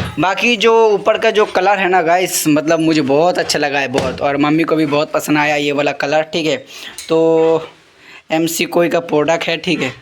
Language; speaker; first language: Hindi; non-native, local second language; Bangla